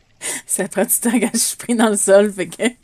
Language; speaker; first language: French; native; French